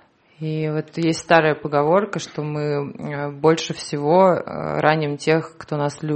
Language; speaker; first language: Russian; native; Russian